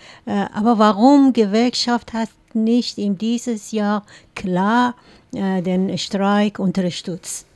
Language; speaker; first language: German; non-native, learner; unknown